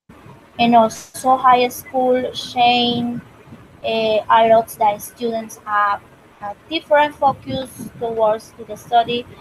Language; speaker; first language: English; non-native, learner; Spanish